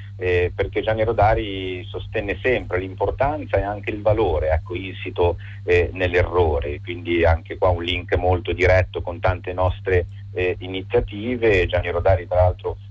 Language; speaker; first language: Italian; native; Italian